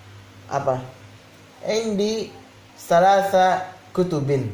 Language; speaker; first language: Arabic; non-native, fluent; Indonesian